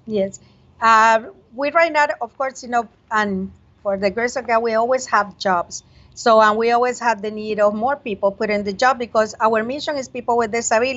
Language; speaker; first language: English; non-native, fluent; Spanish